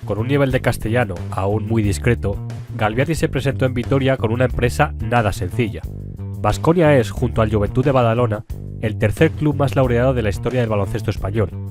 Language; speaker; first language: Spanish; native; Spanish